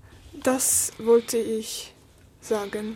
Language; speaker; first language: German; non-native, learner; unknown